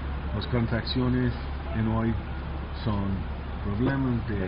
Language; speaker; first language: Spanish; early bilingual, heritage; Spanish